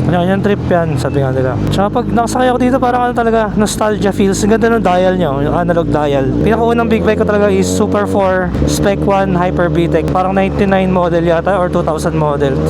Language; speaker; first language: Filipino; native; Filipino